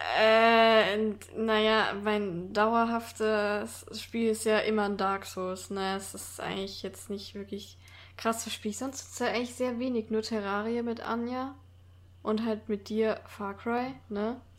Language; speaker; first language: German; native; German